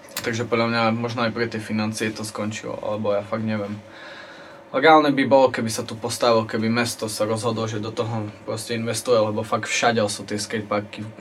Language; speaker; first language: Slovak; native; Slovak